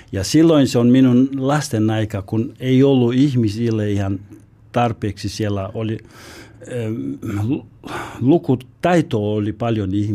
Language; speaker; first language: Finnish; non-native, learner; Albanian